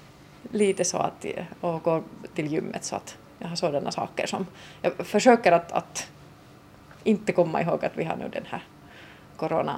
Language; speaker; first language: Swedish; non-native, local second language; Finnish